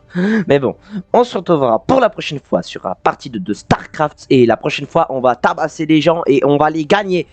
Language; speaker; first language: French; native; French